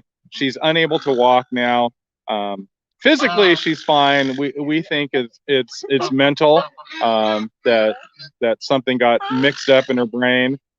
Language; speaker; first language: English; native; English